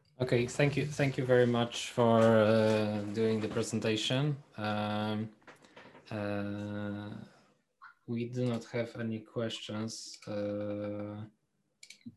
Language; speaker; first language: English; non-native, fluent; Polish